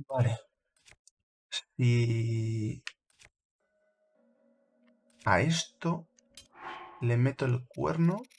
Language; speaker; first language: Spanish; native; Spanish